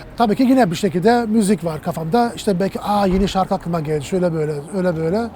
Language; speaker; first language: Turkish; early bilingual, heritage; Turkish